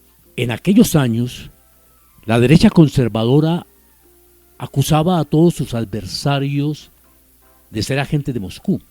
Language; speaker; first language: Spanish; native; Spanish